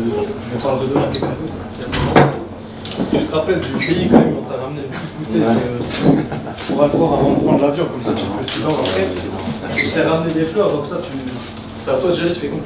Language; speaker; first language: French; native; French